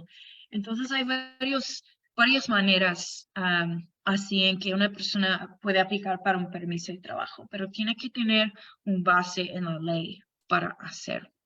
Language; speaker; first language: Spanish; non-native, fluent; English